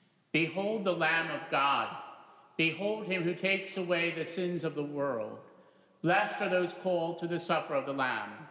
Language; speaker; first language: English; native; English